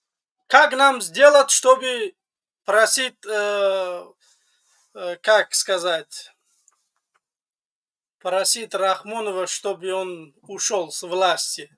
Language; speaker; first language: Russian; non-native, fluent; Tajik